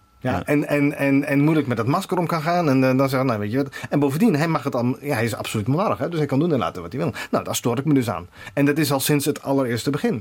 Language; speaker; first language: Dutch; native; Dutch